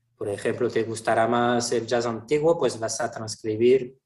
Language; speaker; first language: Spanish; non-native, fluent; French